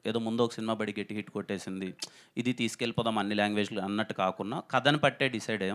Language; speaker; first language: Telugu; native; Telugu